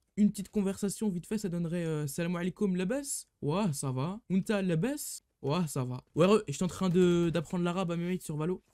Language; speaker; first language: French; native; French